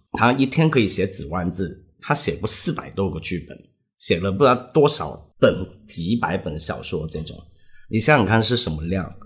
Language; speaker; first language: Chinese; non-native, local second language; Cantonese